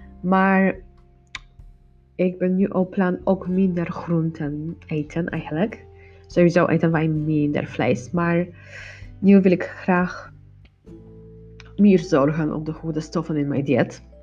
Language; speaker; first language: Dutch; non-native, learner; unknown